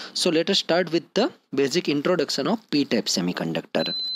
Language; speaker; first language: English; non-native, local second language; Gujarati